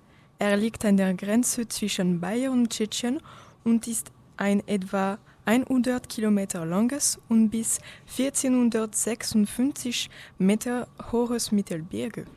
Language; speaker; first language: German; non-native, learner; French